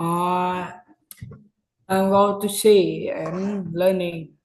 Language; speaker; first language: English; non-native, learner; Vietnamese